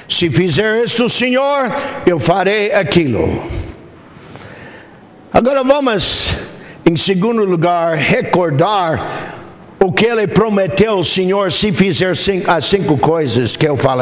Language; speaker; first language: Portuguese; non-native, fluent; English